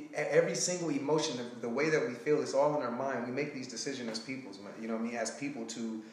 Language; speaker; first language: English; native; English